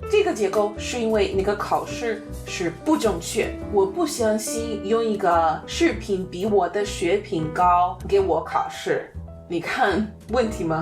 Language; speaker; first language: Chinese; non-native, learner; English